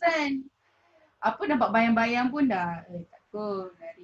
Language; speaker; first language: Malay; native; Malay